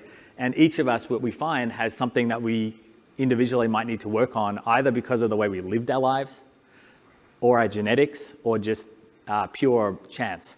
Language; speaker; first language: English; native; English